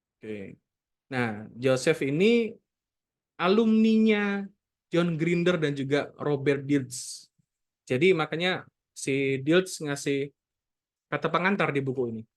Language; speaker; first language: Indonesian; native; Indonesian